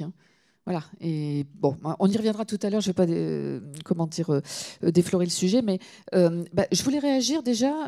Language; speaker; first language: French; native; French